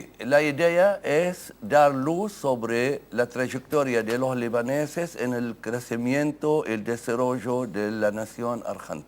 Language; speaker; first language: Spanish; non-native, fluent; Arabic